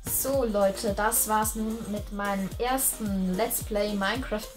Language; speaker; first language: German; native; German